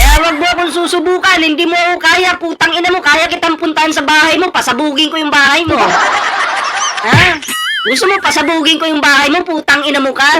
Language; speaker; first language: Filipino; non-native, local second language; Cebuano